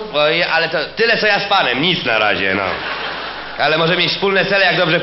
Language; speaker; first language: Polish; native; Polish